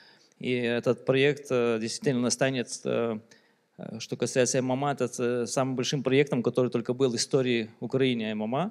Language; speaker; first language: Russian; non-native, local second language; Lithuanian